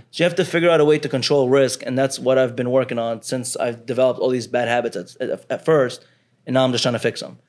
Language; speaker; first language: English; early bilingual, other home language; Arabic